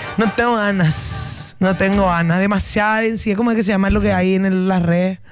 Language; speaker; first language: Spanish; native; Spanish